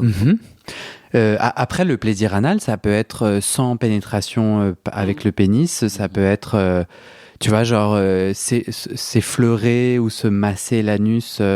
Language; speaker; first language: French; native; French